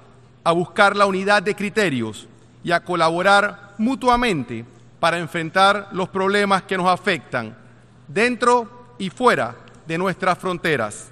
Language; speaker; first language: Spanish; native; Spanish